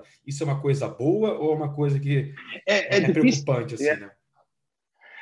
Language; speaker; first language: Portuguese; native; Portuguese